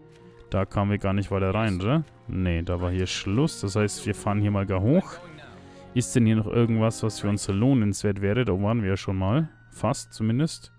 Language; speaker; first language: German; native; German